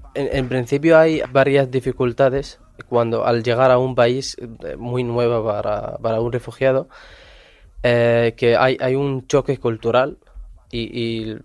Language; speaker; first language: Spanish; non-native, fluent; Arabic